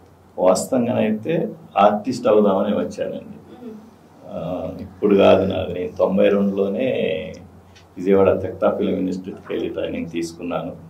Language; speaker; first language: Telugu; native; Telugu